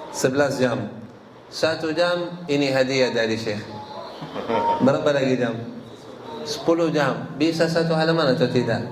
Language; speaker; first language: Indonesian; non-native, learner; Arabic